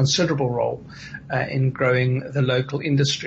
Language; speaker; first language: English; native; English